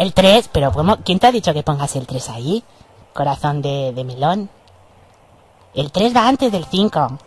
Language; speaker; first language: Spanish; native; Spanish